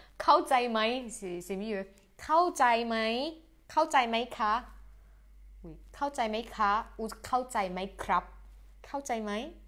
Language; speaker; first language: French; non-native, fluent; Thai